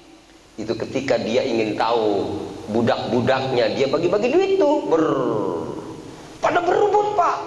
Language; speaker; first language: Indonesian; native; Indonesian